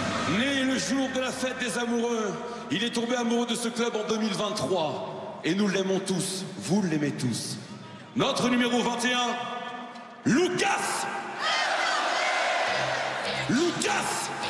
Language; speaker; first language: French; native; French